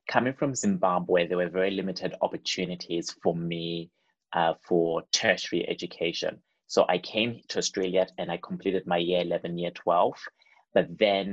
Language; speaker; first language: English; non-native, local second language; Shona